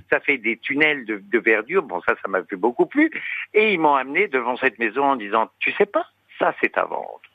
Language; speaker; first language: French; native; French